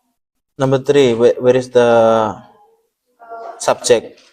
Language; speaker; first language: English; non-native, learner; Indonesian